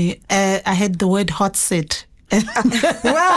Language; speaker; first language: English; non-native, local second language; Zulu